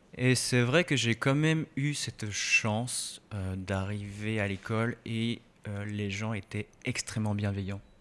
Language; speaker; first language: French; early bilingual, other home language; Korean